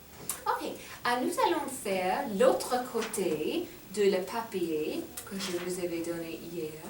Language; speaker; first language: French; non-native, fluent; English